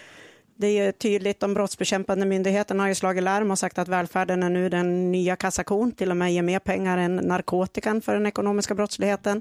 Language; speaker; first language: Swedish; native; Swedish